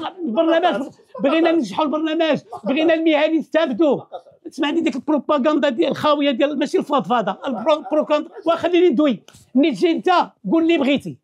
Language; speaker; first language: Arabic; native; Arabic